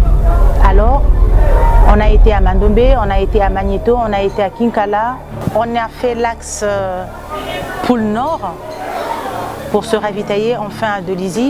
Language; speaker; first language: French; non-native, local second language; Lingala